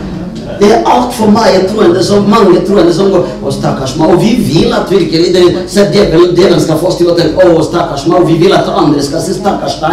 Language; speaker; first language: Norwegian; non-native, fluent; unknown